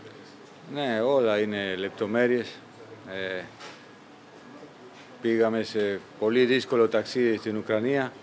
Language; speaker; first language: Greek; non-native, fluent; Spanish